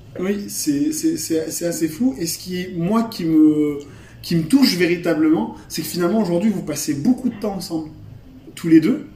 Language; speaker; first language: French; native; French